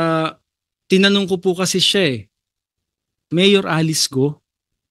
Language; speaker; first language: Filipino; native; Filipino